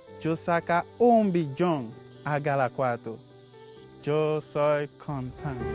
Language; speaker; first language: Spanish; non-native, learner; Haitian Creole